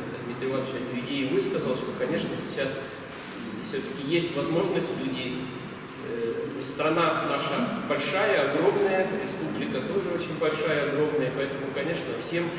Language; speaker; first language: Russian; native; Russian